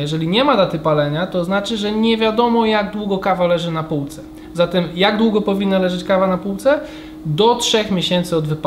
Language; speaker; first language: Polish; native; Polish